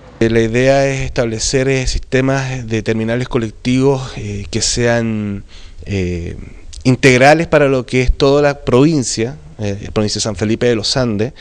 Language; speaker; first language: Spanish; native; Spanish